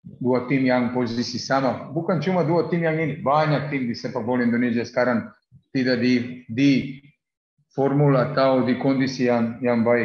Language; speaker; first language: Indonesian; non-native, learner; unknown